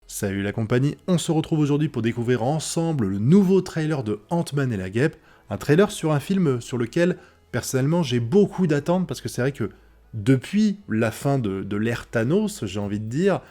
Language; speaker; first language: French; native; French